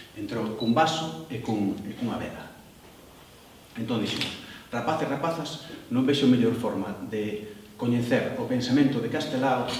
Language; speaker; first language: Galician; non-native, local second language; Spanish